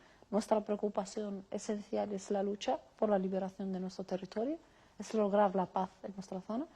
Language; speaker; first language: Spanish; non-native, local second language; Arabic